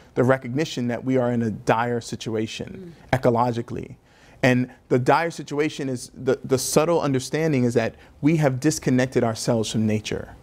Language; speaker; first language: English; native; English